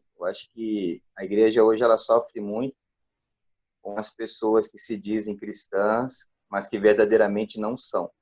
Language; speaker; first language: Portuguese; native; Portuguese